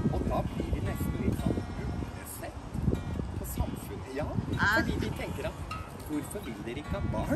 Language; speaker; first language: Norwegian; native; Norwegian